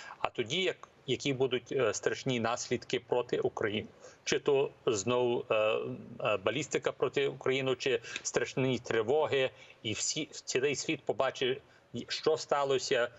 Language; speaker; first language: Ukrainian; early bilingual, heritage; English